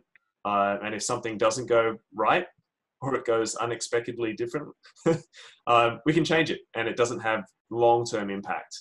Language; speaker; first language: English; native; English